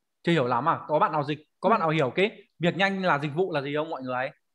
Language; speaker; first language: Vietnamese; native; Vietnamese